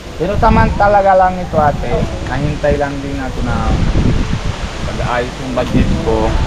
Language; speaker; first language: Filipino; non-native, learner; Punjabi